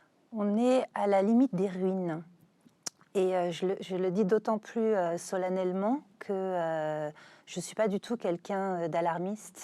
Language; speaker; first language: French; native; French